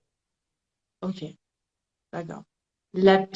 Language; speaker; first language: French; native; French